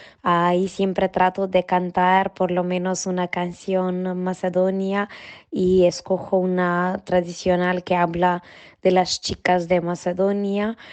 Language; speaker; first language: Spanish; non-native, fluent; Macedonian